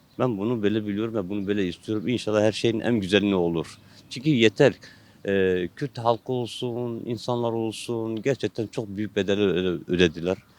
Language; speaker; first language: Turkish; non-native, local second language; Kurdish